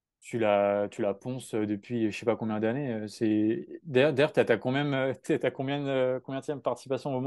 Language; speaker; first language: French; native; French